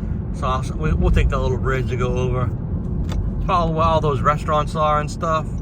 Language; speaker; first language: English; native; English